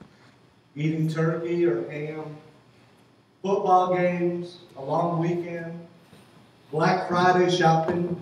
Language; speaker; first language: English; native; English